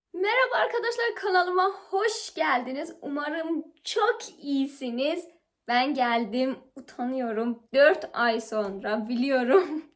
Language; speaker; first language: Turkish; non-native, learner; Persian